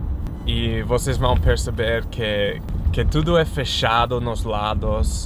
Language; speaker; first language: Portuguese; non-native, fluent; English